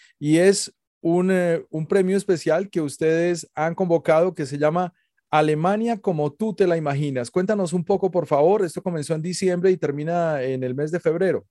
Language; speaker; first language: Spanish; native; Spanish